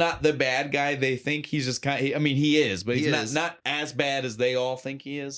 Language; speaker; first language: English; native; English